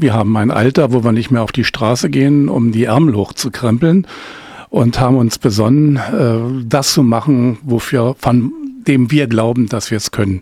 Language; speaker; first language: German; native; German